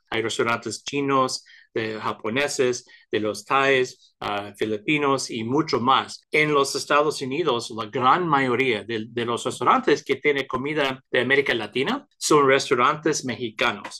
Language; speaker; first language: Spanish; early bilingual, heritage; Spanish